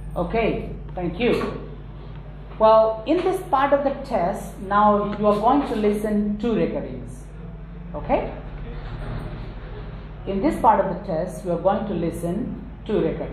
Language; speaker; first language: English; non-native, local second language; Nepali